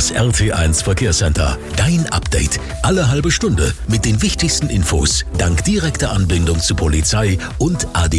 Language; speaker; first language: German; native; German